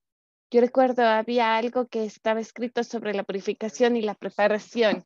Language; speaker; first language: Spanish; native; Spanish